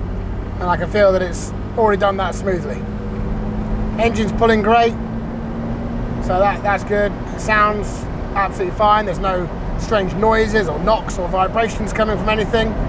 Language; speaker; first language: English; native; English